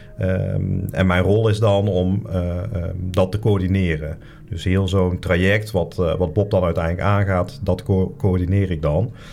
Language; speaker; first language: Dutch; native; Dutch